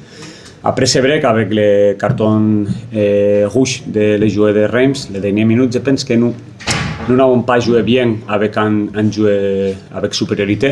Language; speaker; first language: French; non-native, fluent; Spanish